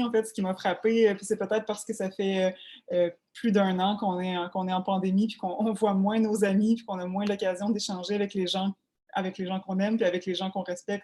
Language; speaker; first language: French; native; French